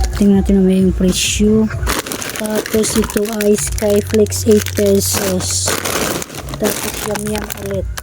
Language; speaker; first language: Filipino; non-native, local second language; Cebuano